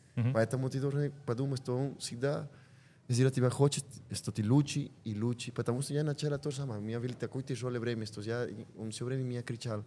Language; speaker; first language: Russian; non-native, learner; Spanish